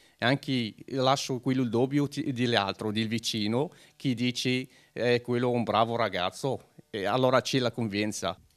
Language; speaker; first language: Italian; non-native, learner; Arabic